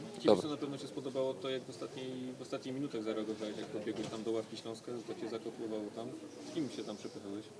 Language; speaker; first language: Polish; native; Polish